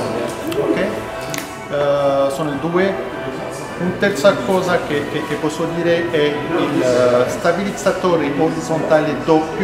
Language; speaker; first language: Italian; non-native, fluent; French